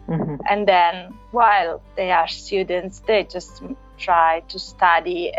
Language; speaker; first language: English; non-native, fluent; Italian